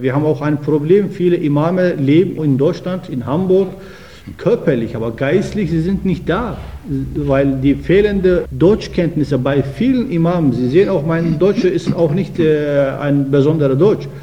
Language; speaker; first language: German; non-native, fluent; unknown